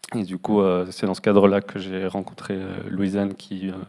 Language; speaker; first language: French; native; French